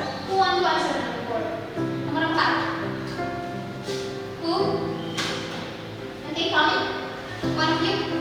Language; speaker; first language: English; non-native, fluent; Indonesian